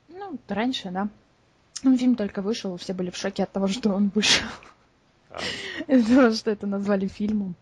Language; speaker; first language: Russian; native; Russian